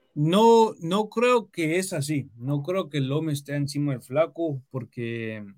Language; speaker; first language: Spanish; early bilingual, heritage; Spanish